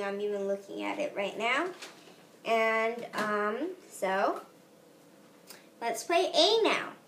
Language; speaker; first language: English; native; English